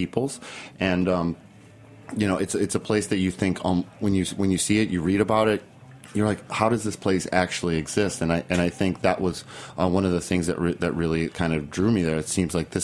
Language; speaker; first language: English; native; English